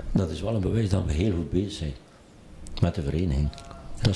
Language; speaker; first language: Dutch; native; Dutch